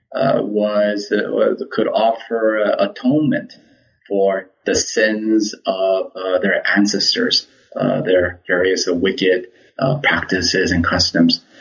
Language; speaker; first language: English; early bilingual, other home language; Korean